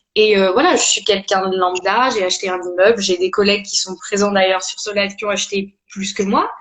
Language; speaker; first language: French; early bilingual, other home language; Portuguese